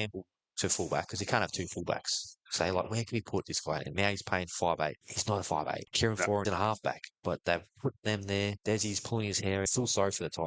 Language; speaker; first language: English; native; English